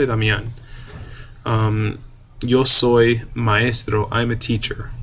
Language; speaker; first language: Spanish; non-native, fluent; English